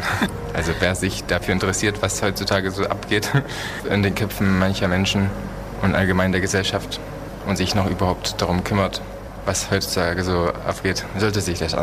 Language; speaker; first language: German; early bilingual, other home language; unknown